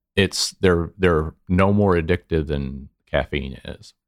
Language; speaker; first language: English; native; English